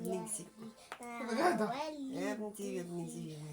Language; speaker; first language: Arabic; native; Arabic